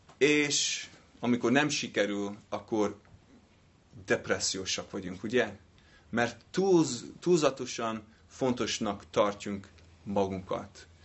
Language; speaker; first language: Hungarian; non-native, fluent; English